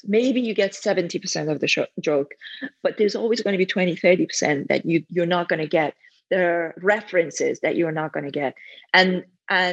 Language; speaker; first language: English; non-native, fluent; Persian